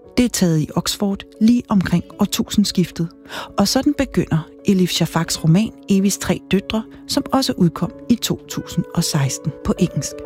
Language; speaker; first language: Danish; native; Danish